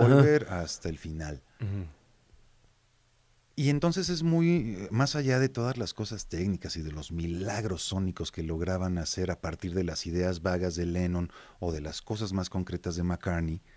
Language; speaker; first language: Spanish; native; Spanish